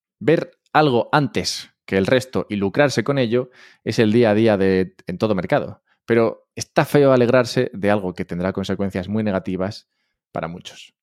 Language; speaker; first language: Spanish; native; Spanish